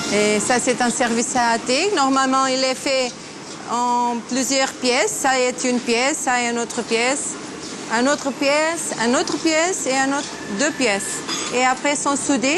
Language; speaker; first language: French; non-native, fluent; Portuguese